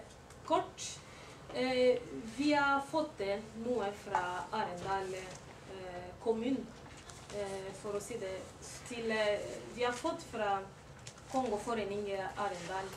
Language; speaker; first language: Norwegian; non-native, learner; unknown